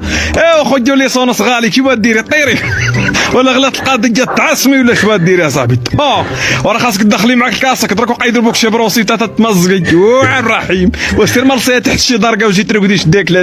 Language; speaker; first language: Arabic; native; Arabic